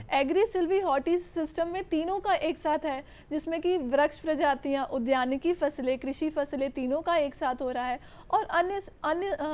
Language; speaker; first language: Hindi; native; Hindi